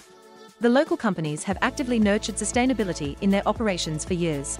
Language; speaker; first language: English; native; English